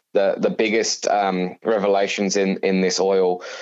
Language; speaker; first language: English; native; English